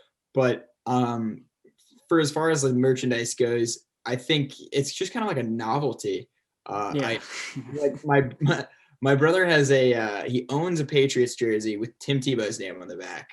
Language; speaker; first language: English; native; English